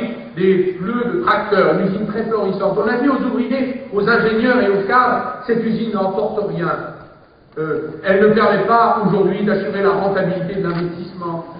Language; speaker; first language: French; native; French